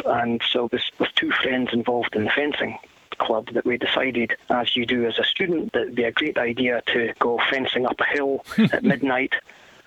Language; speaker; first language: English; native; English